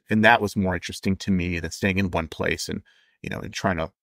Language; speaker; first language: English; native; English